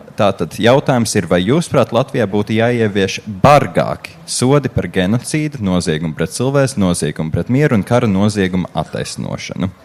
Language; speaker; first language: Latvian; native; Latvian